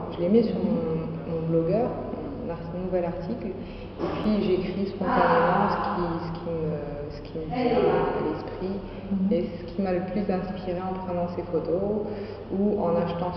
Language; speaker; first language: French; non-native, local second language; Arabic